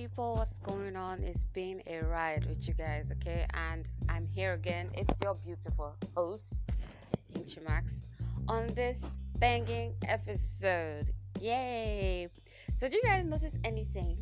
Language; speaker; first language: English; non-native, local second language; Igbo